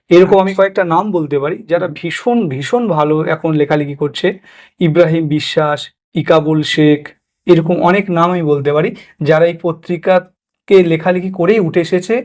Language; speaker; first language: Bangla; native; Bangla